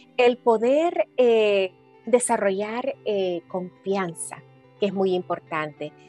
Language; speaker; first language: Spanish; native; Spanish